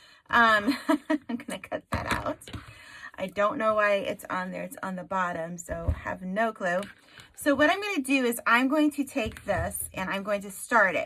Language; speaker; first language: English; native; English